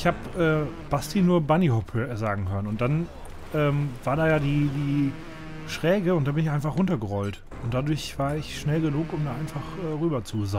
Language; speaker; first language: German; native; German